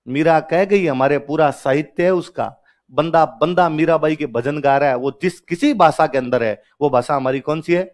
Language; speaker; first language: Hindi; non-native, local second language; Rajasthani